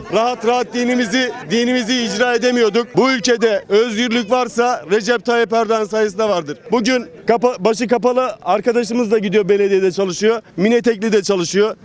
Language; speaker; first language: Turkish; native; Turkish